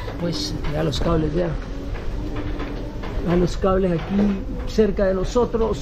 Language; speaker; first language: Spanish; native; Spanish